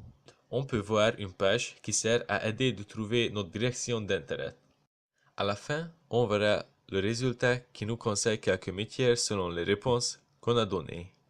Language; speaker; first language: French; non-native, learner; Hungarian